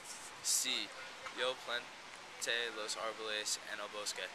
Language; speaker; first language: Spanish; non-native, learner; English